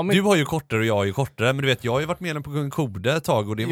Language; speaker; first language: Swedish; native; Swedish